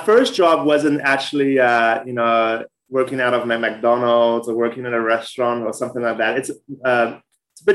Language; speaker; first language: English; early bilingual, other home language; Chinese